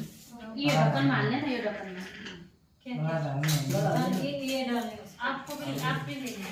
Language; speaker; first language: Hindi; non-native, learner; Nepali